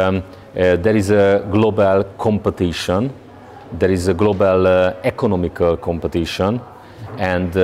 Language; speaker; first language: English; non-native, learner; Hungarian